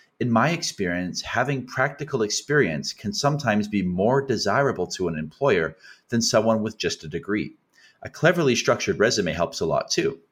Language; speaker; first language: English; native; English